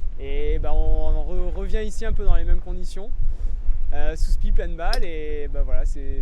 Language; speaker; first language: French; native; French